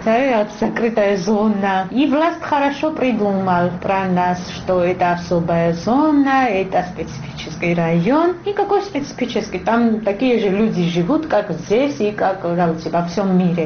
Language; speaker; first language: Russian; non-native, local second language; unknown